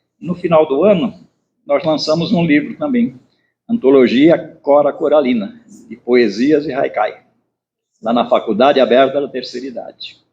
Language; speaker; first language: Portuguese; native; Portuguese